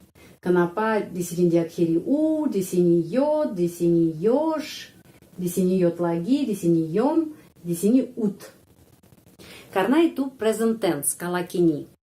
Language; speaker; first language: Indonesian; non-native, fluent; Russian